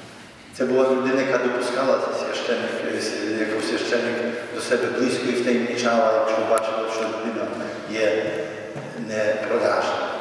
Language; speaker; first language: Ukrainian; non-native, fluent; Polish